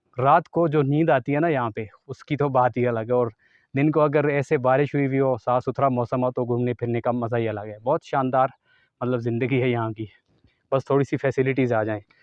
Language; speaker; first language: Urdu; non-native, local second language; Northern Hindko